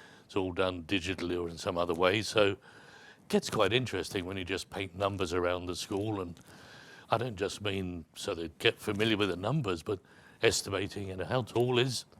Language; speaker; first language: English; native; English